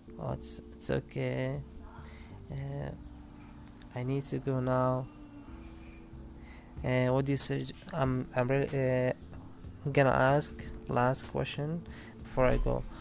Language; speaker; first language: English; non-native, learner; Arabic